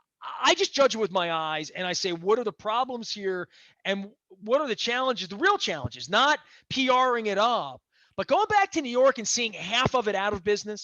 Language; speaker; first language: English; native; English